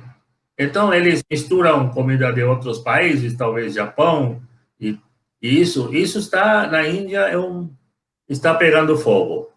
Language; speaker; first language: Portuguese; non-native, fluent; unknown